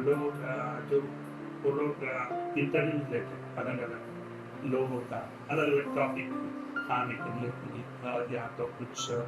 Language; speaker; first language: Hindi; non-native, local second language; Gujarati